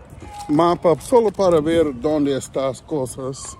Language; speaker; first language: Spanish; non-native, learner; English